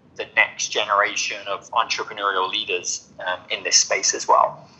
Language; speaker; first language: English; native; English